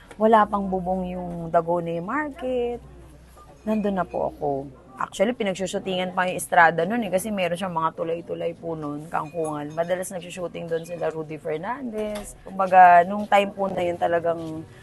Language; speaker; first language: Filipino; native; Filipino